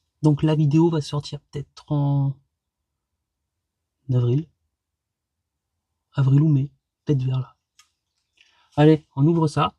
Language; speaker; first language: French; native; French